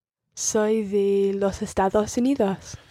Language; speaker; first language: Spanish; non-native, learner; English